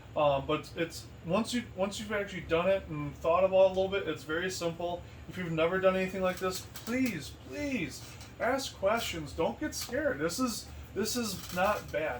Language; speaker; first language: English; native; English